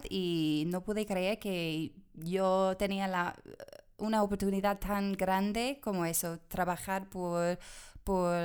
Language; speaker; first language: Spanish; non-native, fluent; English